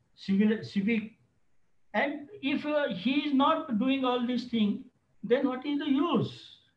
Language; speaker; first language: English; non-native, local second language; Marathi